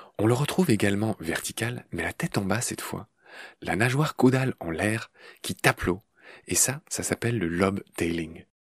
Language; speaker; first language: French; native; French